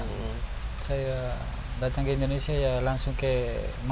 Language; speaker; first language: Indonesian; non-native, learner; Spanish